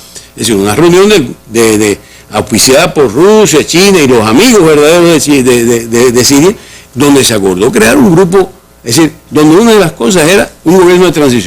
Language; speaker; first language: Spanish; native; Spanish